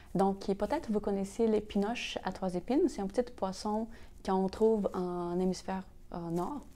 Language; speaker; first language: French; non-native, fluent; Portuguese